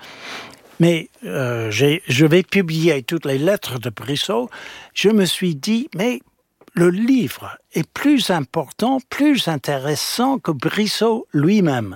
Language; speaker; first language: French; non-native, fluent; English